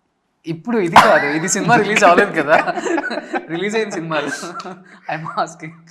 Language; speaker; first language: Telugu; native; Telugu